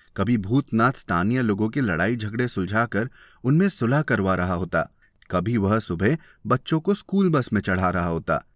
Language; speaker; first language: Hindi; native; Hindi